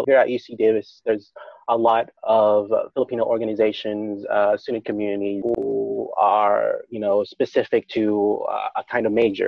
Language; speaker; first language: English; non-native, local second language; Filipino